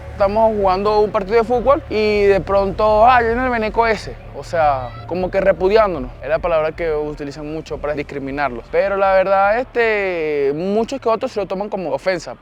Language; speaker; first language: Spanish; native; Spanish